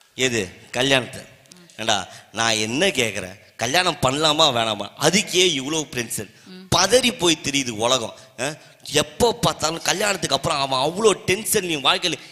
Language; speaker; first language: Tamil; native; Tamil